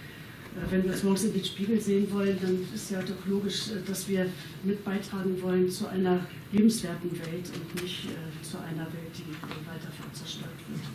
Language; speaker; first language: German; native; German